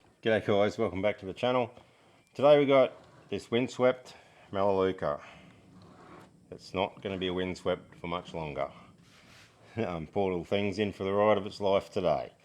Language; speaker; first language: English; native; English